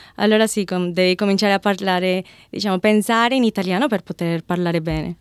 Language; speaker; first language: Italian; non-native, fluent; Spanish